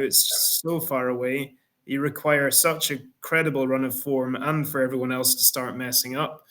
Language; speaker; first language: English; native; English